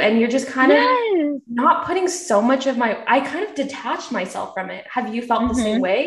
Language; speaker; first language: English; early bilingual, other home language; Korean